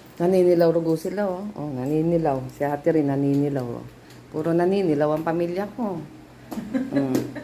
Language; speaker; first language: Filipino; native; Filipino